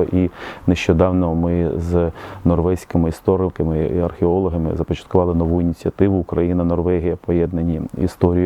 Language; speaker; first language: Ukrainian; native; Ukrainian